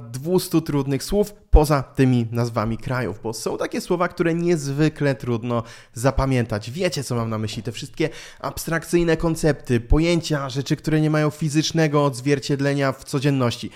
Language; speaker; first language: Polish; native; Polish